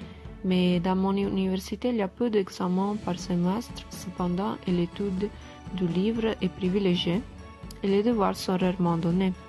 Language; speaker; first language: French; non-native, learner; Italian